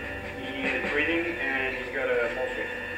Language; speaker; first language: English; native; English